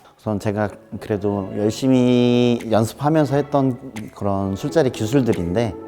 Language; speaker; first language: Korean; native; Korean